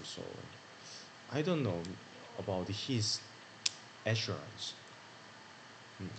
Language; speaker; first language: English; non-native, learner; Korean